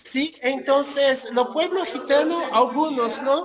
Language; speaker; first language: Portuguese; non-native, fluent; Spanish